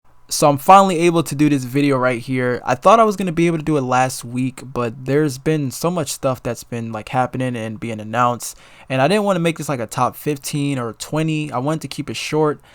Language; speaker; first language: English; native; English